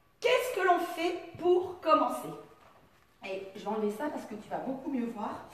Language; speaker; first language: French; native; French